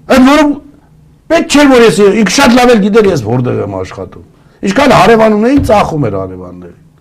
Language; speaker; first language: Armenian; early bilingual, other home language; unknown